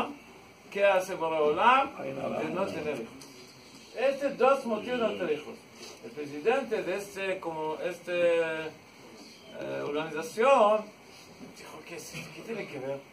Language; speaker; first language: Spanish; non-native, learner; Hebrew